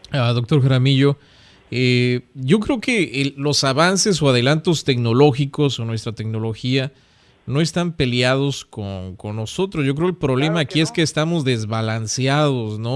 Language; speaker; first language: Spanish; native; Spanish